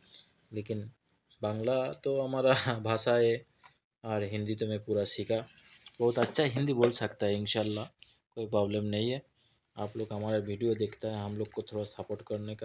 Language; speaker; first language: Hindi; non-native, learner; Bangla